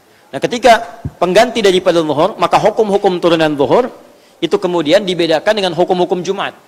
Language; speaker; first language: Indonesian; native; Indonesian